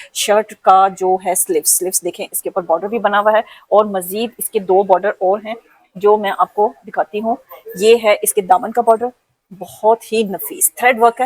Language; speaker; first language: Urdu; non-native, local second language; Punjabi